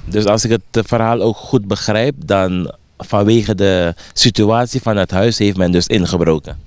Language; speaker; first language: Dutch; native; Dutch